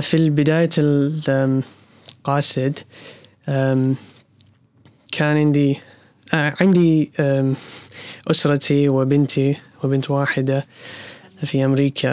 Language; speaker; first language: Arabic; non-native, learner; English